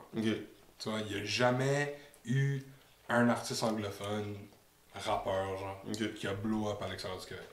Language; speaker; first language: French; native; French